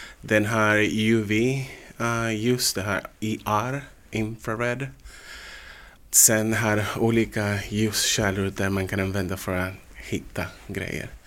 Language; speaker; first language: Swedish; non-native, fluent; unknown